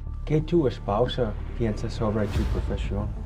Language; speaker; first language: Spanish; non-native, learner; English